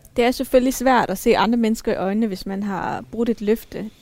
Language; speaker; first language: Danish; native; Danish